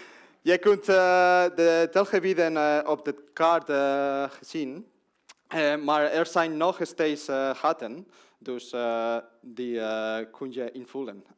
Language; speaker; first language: Dutch; non-native, learner; Spanish